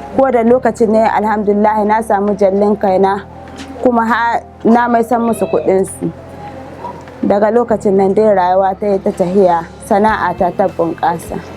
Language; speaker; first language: Hausa; native; Hausa